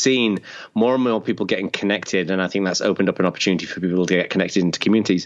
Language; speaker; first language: English; native; English